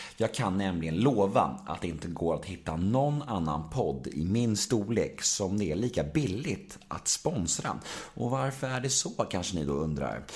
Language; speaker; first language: Swedish; native; Swedish